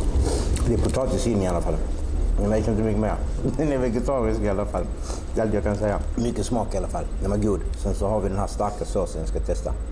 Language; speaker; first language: Swedish; native; Swedish